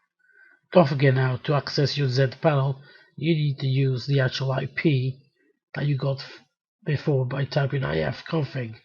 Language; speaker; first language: English; non-native, fluent; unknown